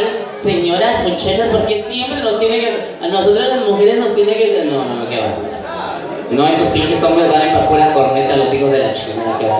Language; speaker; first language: Spanish; native; Spanish